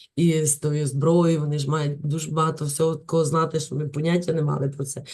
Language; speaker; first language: Ukrainian; native; Ukrainian